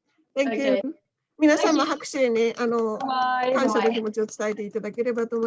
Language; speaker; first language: Japanese; native; Japanese